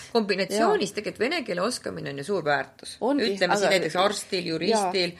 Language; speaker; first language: Estonian; native; Estonian